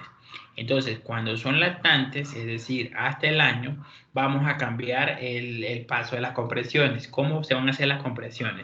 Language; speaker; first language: Spanish; native; Spanish